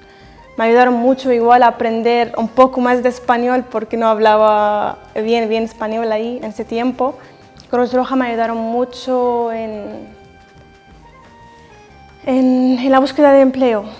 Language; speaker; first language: Spanish; non-native, fluent; Arabic